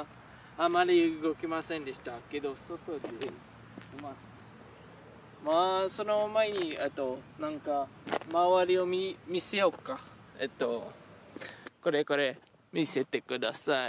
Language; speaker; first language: Japanese; non-native, learner; French